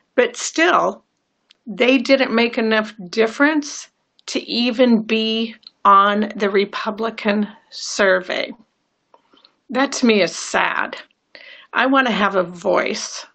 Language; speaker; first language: English; native; English